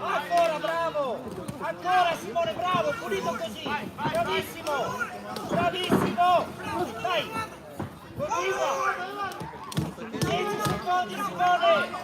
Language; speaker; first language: Italian; native; Italian